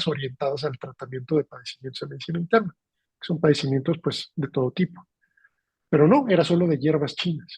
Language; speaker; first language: Spanish; native; Spanish